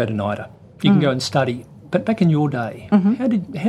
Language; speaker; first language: English; native; English